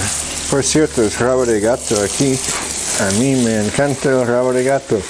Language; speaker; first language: Spanish; non-native, fluent; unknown